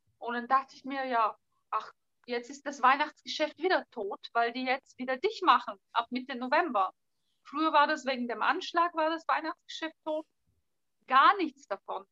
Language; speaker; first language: German; non-native, fluent; Bulgarian